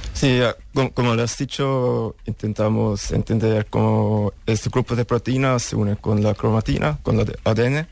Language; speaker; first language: Spanish; non-native, fluent; German